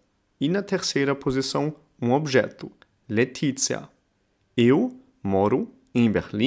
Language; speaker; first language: Portuguese; non-native, fluent; German